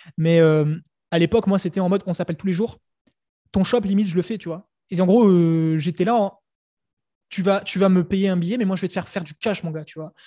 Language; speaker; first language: French; native; French